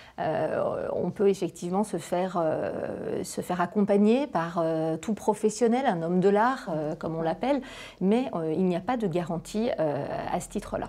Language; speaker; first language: French; native; French